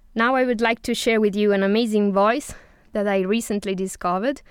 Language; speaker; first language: English; non-native, fluent; Italian